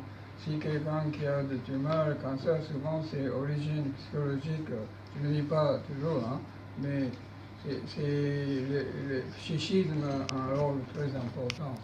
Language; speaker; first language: French; non-native, learner; Japanese